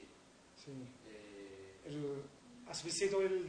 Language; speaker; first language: Spanish; non-native, learner; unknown